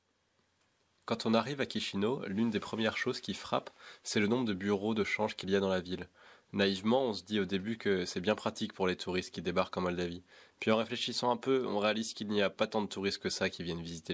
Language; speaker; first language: French; native; French